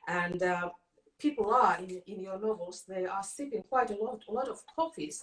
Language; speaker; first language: English; non-native, fluent; Finnish